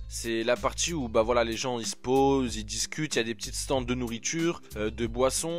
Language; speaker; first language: French; native; French